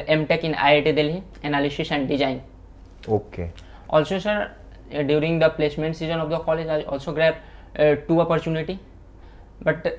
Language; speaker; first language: Hindi; native; Hindi